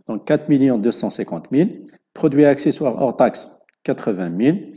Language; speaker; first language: French; non-native, local second language; Arabic